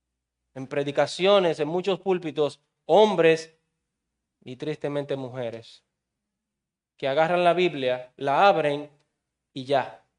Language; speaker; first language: Spanish; native; Spanish